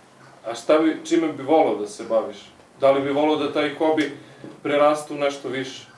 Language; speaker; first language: Serbian; native; Serbian